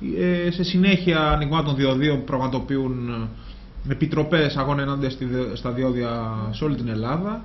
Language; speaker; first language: Greek; native; Greek